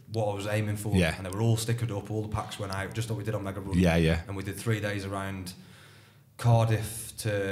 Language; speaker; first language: English; native; English